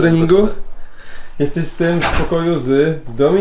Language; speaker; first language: Polish; native; Polish